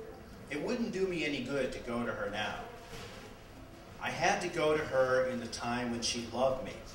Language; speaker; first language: English; native; English